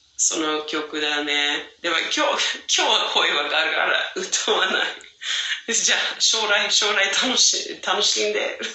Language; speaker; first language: Japanese; non-native, fluent; English